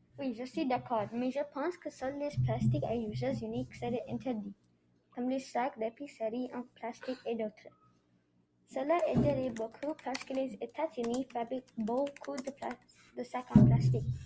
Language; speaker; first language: French; non-native, learner; English